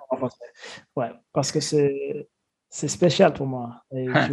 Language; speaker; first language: French; non-native, fluent; English